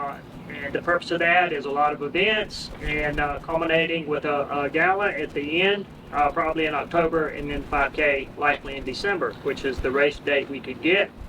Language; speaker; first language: English; native; English